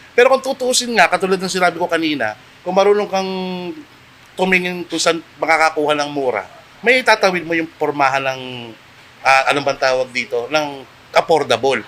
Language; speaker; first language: Filipino; native; Filipino